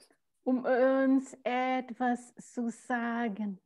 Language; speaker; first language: German; non-native, fluent; Spanish